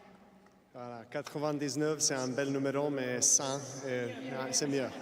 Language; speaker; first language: French; non-native, fluent; Serbian